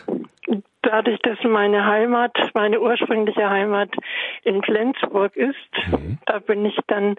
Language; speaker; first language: German; native; German